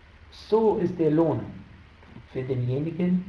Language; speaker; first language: German; non-native, fluent; Arabic